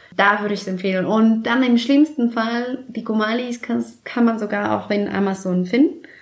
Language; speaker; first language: German; non-native, fluent; Spanish